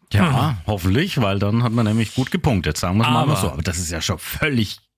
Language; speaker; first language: German; native; German